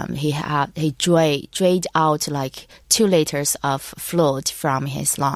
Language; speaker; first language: English; non-native, learner; Chinese